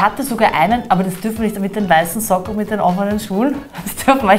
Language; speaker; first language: German; native; German